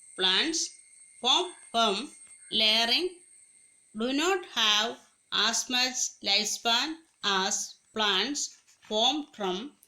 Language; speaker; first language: English; non-native, local second language; Malayalam